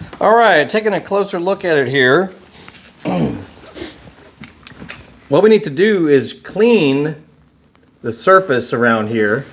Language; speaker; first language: English; native; English